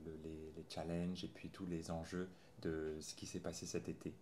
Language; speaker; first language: French; native; French